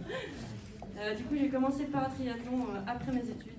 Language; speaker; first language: French; native; French